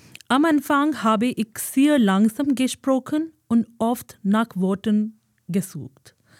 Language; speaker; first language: German; non-native, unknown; Hindi